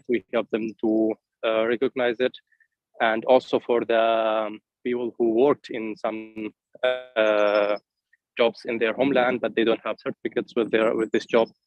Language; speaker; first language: English; non-native, fluent; Arabic